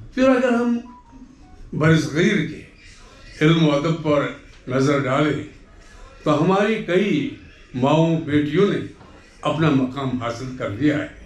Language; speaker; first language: Urdu; non-native, local second language; Kashmiri